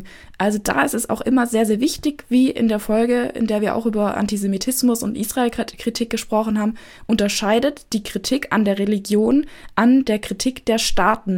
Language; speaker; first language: German; native; German